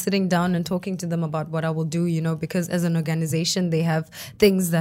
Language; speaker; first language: English; non-native, local second language; Xhosa